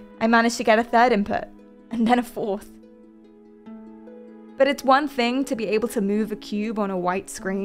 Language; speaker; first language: English; native; English